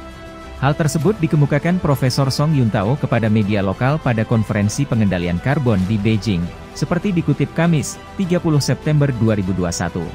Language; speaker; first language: Indonesian; native; Indonesian